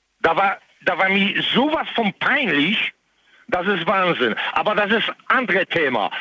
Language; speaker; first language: German; non-native, learner; Polish